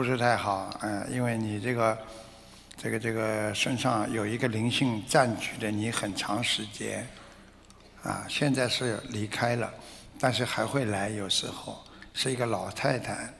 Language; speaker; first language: Chinese; non-native, local second language; Wu Chinese